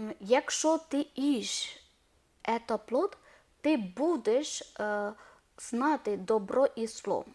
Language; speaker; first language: Ukrainian; non-native, learner; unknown